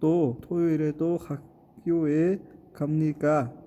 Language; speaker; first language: Korean; non-native, fluent; Mongolian